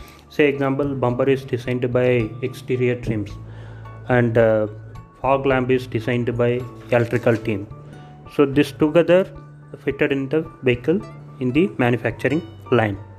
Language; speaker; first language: English; non-native, local second language; Tamil